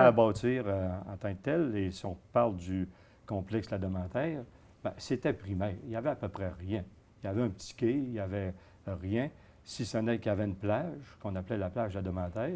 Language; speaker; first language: French; native; French